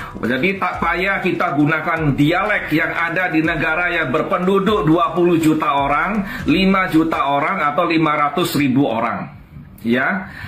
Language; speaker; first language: Indonesian; native; Indonesian